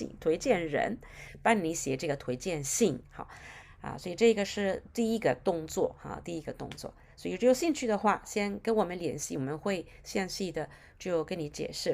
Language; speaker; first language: Chinese; non-native, fluent; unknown